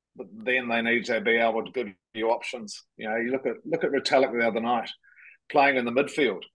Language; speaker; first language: English; native; English